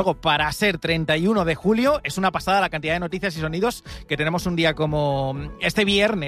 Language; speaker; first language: Spanish; native; Spanish